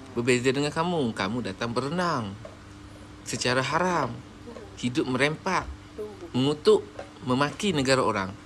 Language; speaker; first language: Malay; native; Malay